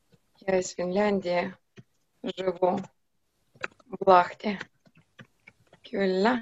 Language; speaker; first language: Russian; non-native, fluent; Finnish